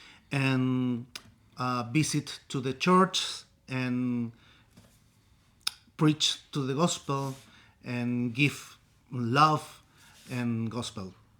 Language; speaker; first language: English; non-native, learner; Spanish